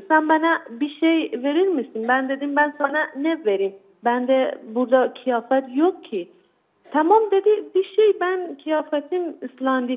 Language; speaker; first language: Turkish; non-native, learner; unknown